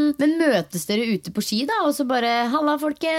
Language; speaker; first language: Norwegian; native; Norwegian